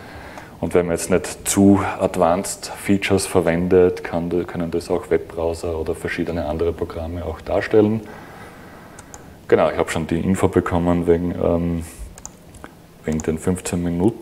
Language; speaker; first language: German; native; German